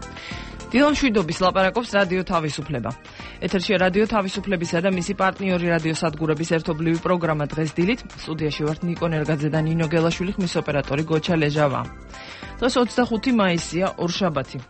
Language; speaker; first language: Georgian; native; Georgian